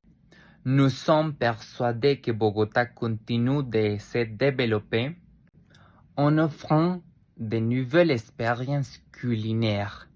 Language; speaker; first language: French; non-native, learner; Spanish